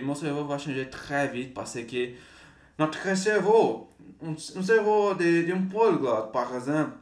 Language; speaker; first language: French; non-native, learner; Portuguese